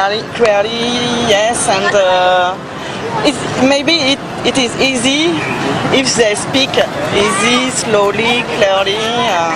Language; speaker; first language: English; non-native, learner; French